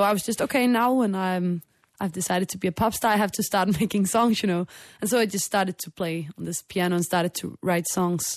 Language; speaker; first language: English; non-native, fluent; Danish